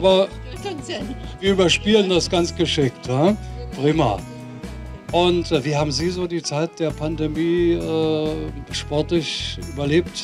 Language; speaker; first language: German; native; German